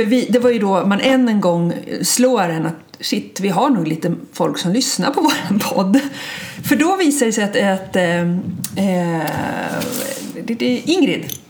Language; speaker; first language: Swedish; native; Swedish